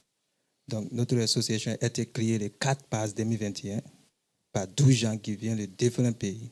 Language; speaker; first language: French; non-native, learner; English